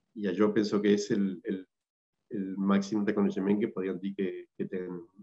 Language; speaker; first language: Catalan; non-native, local second language; Spanish